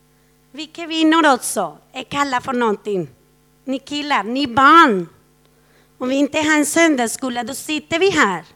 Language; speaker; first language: Swedish; non-native, fluent; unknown